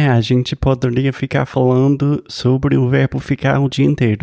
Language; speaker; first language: Portuguese; non-native, fluent; English